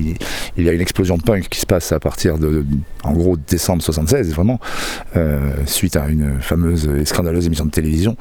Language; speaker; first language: French; native; French